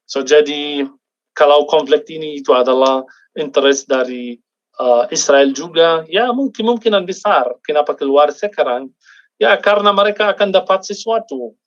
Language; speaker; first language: Indonesian; non-native, fluent; Arabic